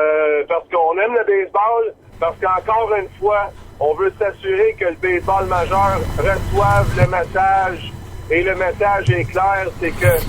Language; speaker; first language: French; native; French